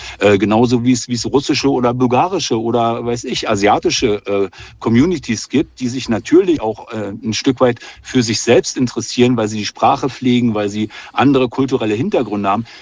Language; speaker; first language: German; native; German